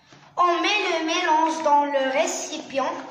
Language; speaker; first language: French; non-native, learner; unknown